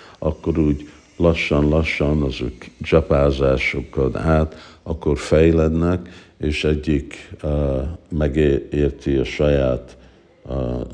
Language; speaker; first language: Hungarian; early bilingual, heritage; Hungarian